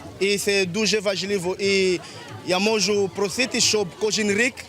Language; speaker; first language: Ukrainian; non-native, learner; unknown